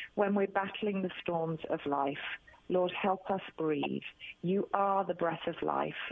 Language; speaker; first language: English; native; English